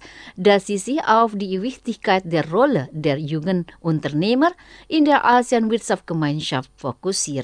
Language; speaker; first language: German; non-native, fluent; Indonesian